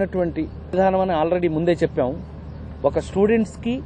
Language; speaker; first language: Telugu; native; Telugu